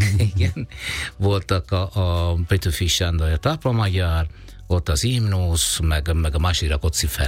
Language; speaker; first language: Hungarian; non-native, fluent; Italian